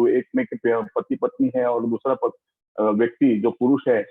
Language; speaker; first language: Hindi; non-native, local second language; Marathi